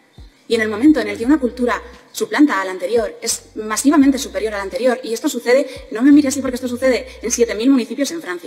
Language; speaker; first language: Spanish; native; Spanish